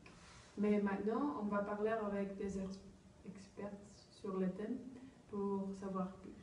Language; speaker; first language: French; non-native, learner; Spanish